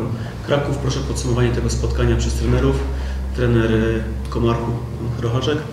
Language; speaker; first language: Polish; native; Polish